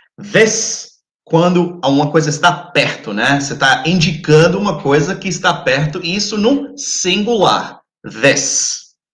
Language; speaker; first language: Portuguese; non-native, fluent; English